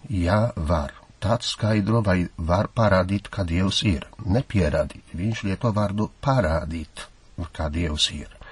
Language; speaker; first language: Latvian; non-native, fluent; Polish